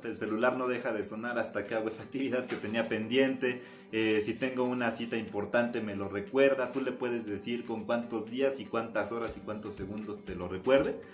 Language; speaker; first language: Spanish; native; Spanish